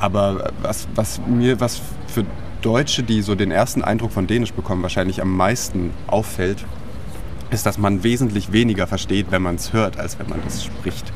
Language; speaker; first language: German; native; German